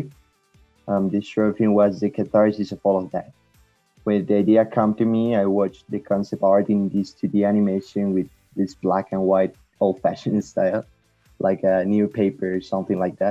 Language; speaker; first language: English; non-native, learner; Spanish